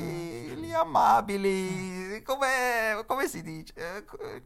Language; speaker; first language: Italian; non-native, learner; English